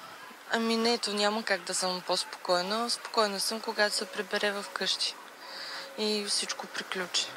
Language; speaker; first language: Bulgarian; native; Bulgarian